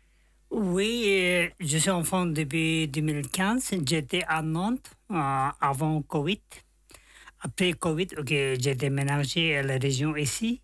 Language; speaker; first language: French; non-native, learner; Tibetan